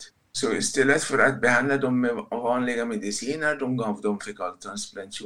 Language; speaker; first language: Swedish; non-native, fluent; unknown